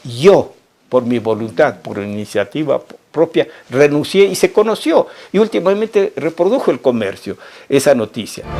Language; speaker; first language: Spanish; native; Spanish